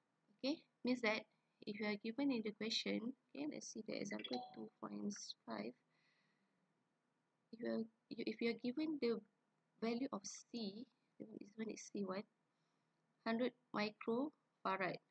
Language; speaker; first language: English; non-native, local second language; Malay